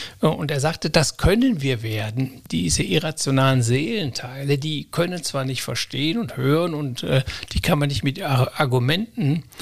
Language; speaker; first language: German; native; German